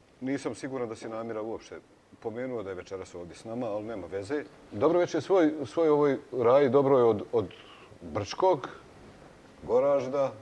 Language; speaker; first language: Bosnian; native; Bosnian